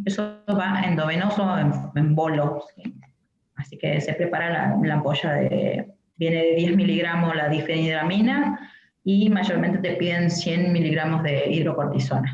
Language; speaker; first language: Spanish; native; Spanish